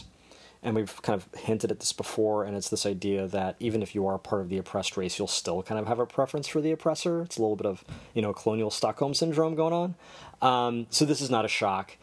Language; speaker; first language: English; native; English